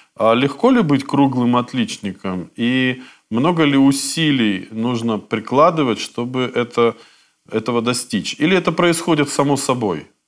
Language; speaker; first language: Russian; native; Russian